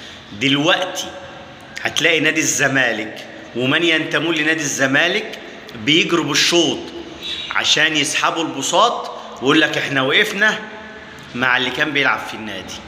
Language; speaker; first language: Arabic; native; Arabic